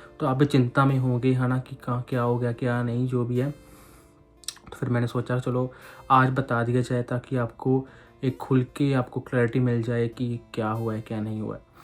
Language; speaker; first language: Hindi; non-native, local second language; Punjabi